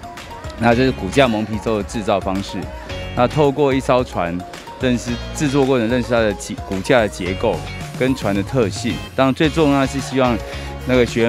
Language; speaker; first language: Chinese; native; Chinese